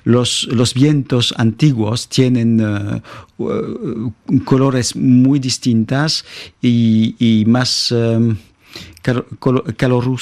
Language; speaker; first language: Spanish; non-native, fluent; French